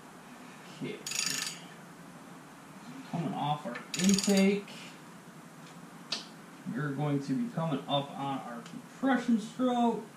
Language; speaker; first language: English; native; English